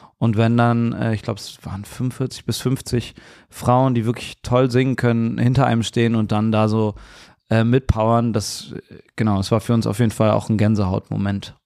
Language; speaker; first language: German; native; German